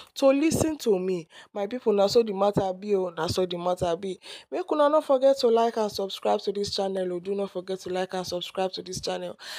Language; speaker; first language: Nigerian Pidgin; non-native, local second language; Yoruba